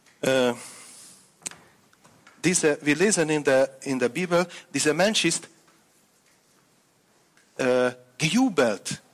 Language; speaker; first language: German; non-native, fluent; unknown